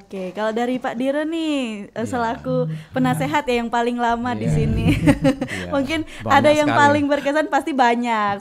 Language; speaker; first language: Indonesian; native; Indonesian